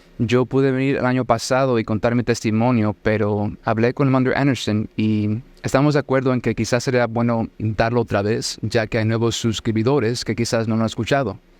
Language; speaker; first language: Spanish; early bilingual, heritage; Spanish